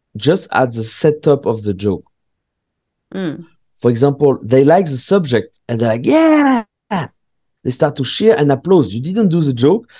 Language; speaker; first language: English; non-native, fluent; French